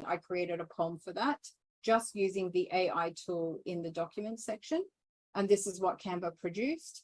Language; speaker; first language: English; native; English